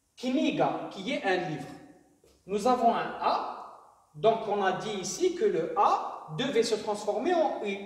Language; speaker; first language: French; non-native, local second language; Arabic